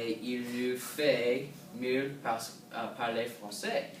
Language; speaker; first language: French; non-native, learner; English